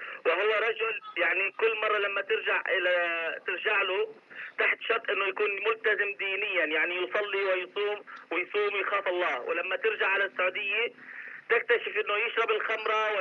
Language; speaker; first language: Arabic; native; Arabic